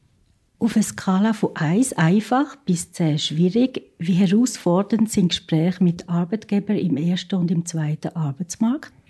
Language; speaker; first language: German; native; German